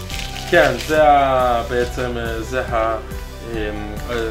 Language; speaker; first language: Hebrew; native; Hebrew